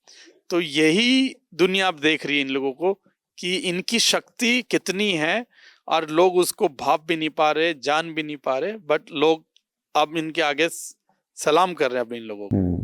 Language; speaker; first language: Hindi; native; Hindi